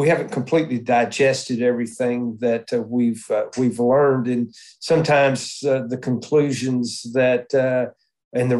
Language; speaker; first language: English; native; English